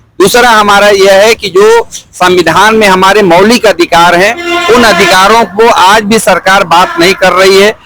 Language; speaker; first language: Hindi; native; Hindi